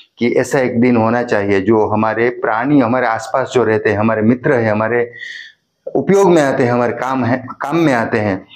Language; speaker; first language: Hindi; non-native, local second language; Gujarati